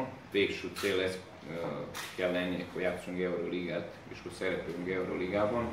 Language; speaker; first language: Hungarian; non-native, fluent; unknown